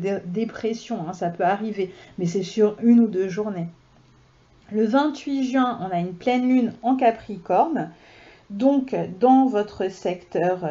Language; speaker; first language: French; native; French